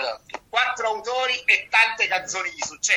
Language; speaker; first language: Italian; native; Italian